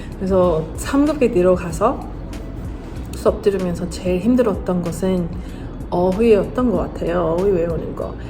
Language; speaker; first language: Korean; non-native, fluent; English